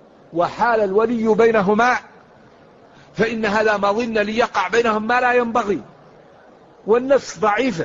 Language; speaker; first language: Arabic; native; Arabic